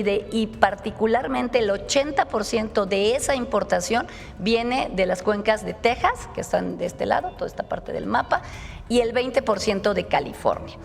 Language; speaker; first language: Spanish; native; Spanish